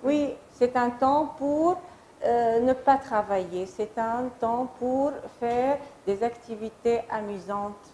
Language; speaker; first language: French; non-native, fluent; Arabic